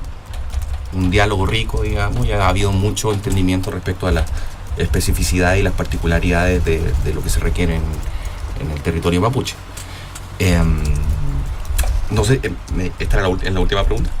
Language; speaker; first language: Spanish; native; Spanish